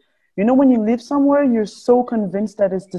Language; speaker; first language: English; non-native, local second language; French